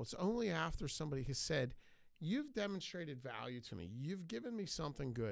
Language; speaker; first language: English; native; English